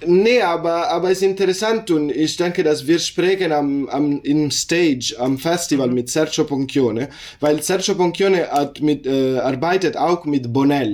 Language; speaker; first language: German; non-native, learner; Italian